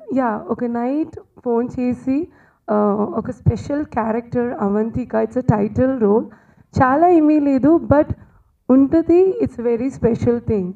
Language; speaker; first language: Telugu; non-native, learner; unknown